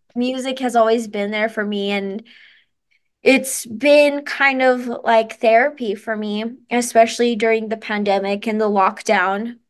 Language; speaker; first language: English; native; English